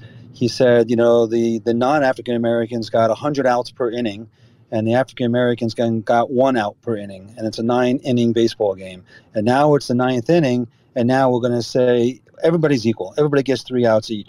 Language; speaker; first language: English; native; English